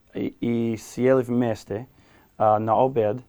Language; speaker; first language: Russian; non-native, fluent; English